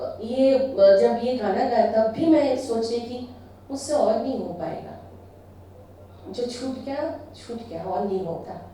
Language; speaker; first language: Hindi; non-native, local second language; Bangla